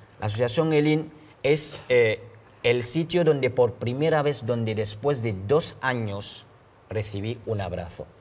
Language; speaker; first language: Spanish; non-native, fluent; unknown